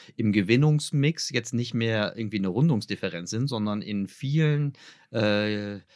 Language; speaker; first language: German; native; German